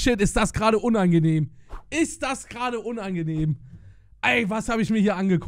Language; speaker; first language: German; native; German